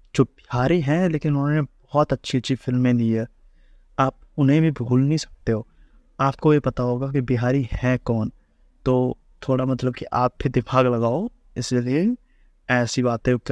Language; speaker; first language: Hindi; native; Hindi